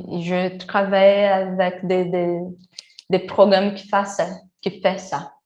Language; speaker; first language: French; non-native, learner; Portuguese